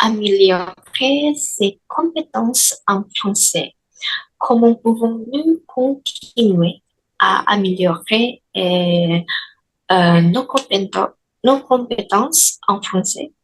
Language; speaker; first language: French; non-native, learner; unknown